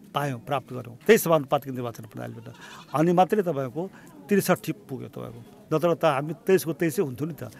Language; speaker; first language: Nepali; native; Nepali